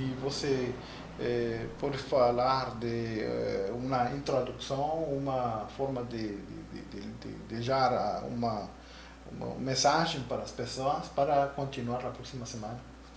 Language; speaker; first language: Portuguese; non-native, learner; Spanish